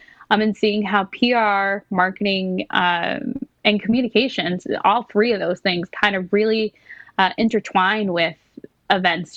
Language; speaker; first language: English; native; English